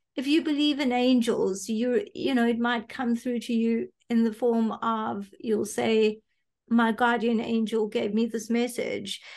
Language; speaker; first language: English; native; English